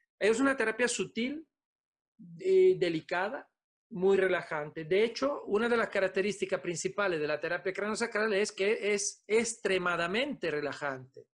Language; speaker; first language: Spanish; non-native, fluent; Italian